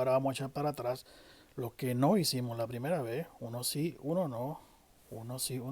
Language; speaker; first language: Spanish; native; Spanish